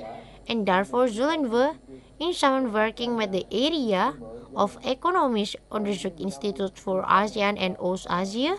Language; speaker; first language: Dutch; non-native, fluent; Indonesian